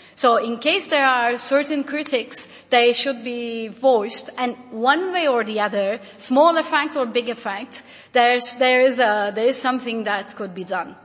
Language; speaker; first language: English; non-native, fluent; Turkish